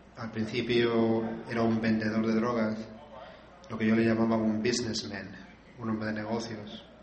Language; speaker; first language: Spanish; native; Spanish